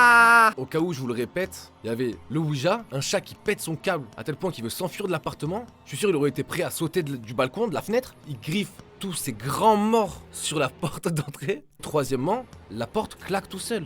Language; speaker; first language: French; native; French